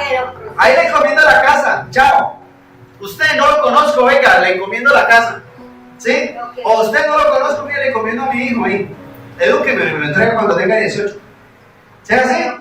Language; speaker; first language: Spanish; native; Spanish